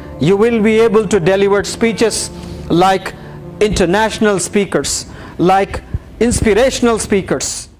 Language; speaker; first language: English; non-native, local second language; Urdu